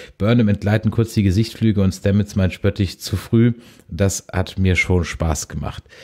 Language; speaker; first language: German; native; German